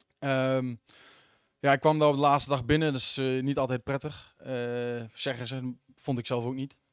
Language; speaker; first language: Dutch; native; Dutch